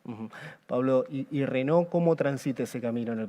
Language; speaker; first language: Spanish; native; Spanish